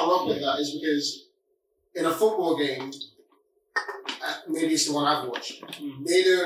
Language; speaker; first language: English; non-native, local second language; Yoruba